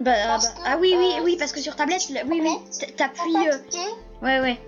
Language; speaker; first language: French; native; French